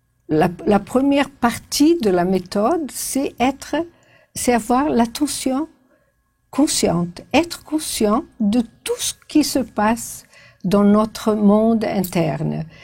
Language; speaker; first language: French; non-native, fluent; Portuguese